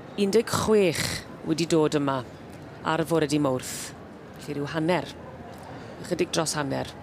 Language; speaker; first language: Welsh; native; Welsh